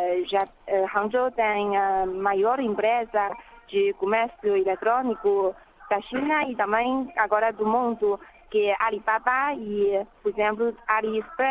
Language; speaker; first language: Portuguese; non-native, fluent; Chinese